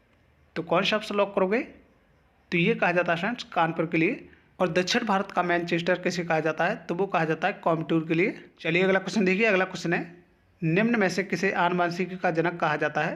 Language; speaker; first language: Hindi; native; Hindi